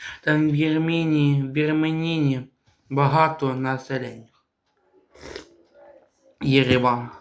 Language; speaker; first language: Ukrainian; non-native, local second language; Russian